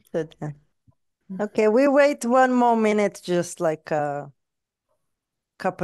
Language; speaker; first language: English; non-native, fluent; Hebrew